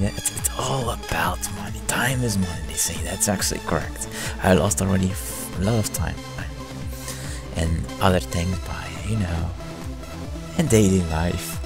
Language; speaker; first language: English; non-native, fluent; Dutch